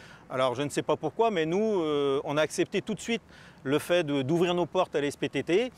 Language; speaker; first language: French; native; French